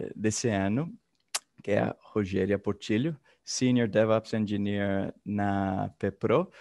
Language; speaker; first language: Portuguese; non-native, fluent; Spanish